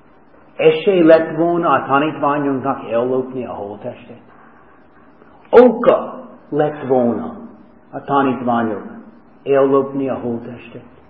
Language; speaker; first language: Hungarian; non-native, fluent; English